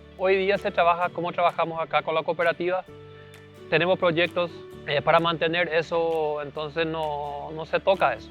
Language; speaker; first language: Spanish; early bilingual, other home language; German